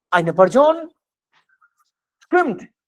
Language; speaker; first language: German; non-native, fluent; Hindi